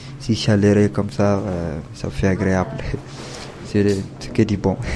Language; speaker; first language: French; non-native, local second language; Tamasheq